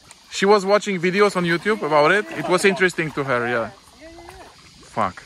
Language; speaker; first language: English; non-native, fluent; Polish